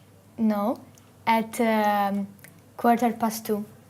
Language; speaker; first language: English; non-native, learner; Italian